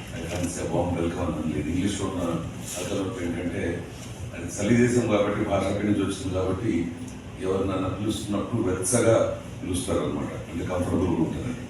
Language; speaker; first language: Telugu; native; Telugu